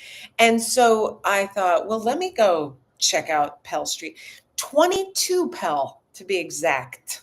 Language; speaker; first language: English; native; English